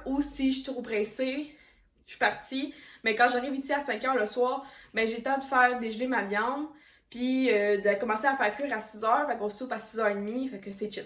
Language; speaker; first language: French; native; French